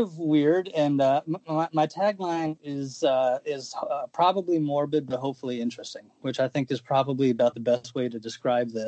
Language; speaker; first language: English; native; English